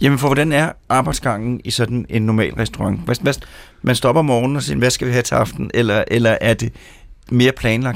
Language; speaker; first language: Danish; native; Danish